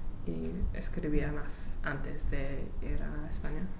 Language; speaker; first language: Spanish; non-native, learner; English